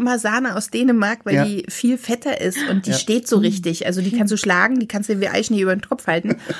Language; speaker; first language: German; native; German